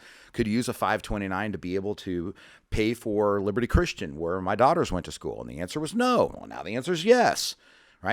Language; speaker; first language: English; native; English